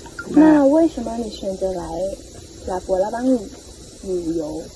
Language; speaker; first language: Chinese; non-native, learner; Lao